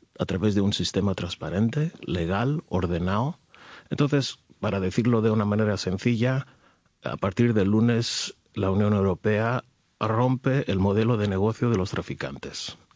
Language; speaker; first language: Spanish; non-native, fluent; Greek